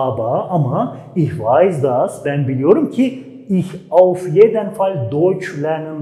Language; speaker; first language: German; non-native, fluent; Turkish